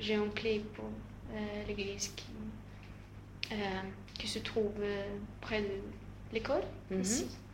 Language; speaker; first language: French; non-native, learner; Russian